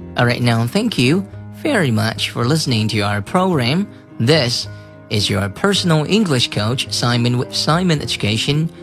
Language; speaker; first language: English; non-native, fluent; Chinese